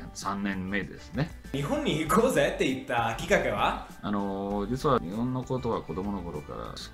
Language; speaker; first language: Japanese; non-native, fluent; Italian